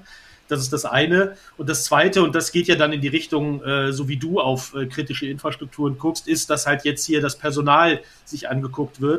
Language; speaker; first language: German; native; German